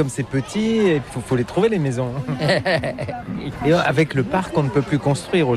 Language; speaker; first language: French; native; French